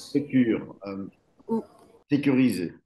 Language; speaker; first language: French; non-native, local second language; Dutch